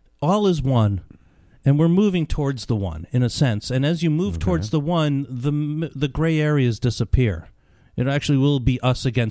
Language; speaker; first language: English; native; English